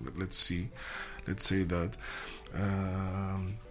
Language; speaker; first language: English; non-native, learner; Arabic